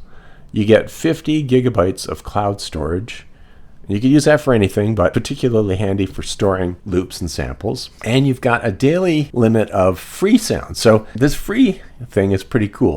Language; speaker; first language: English; native; English